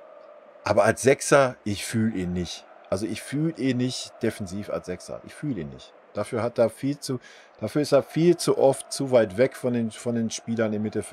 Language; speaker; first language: German; native; German